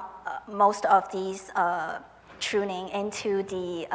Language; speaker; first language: English; non-native, fluent; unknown